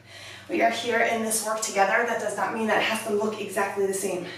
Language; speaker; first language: English; native; English